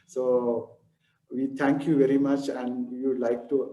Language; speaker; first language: English; non-native, local second language; Kannada